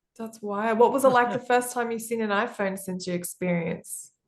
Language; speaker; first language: English; native; English